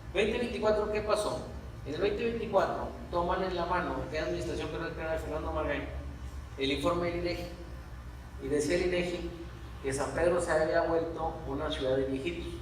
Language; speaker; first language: Spanish; native; Spanish